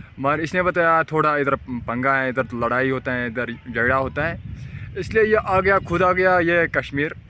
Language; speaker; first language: Hindi; non-native, local second language; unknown